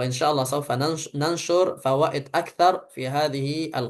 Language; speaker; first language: Arabic; non-native, fluent; Indonesian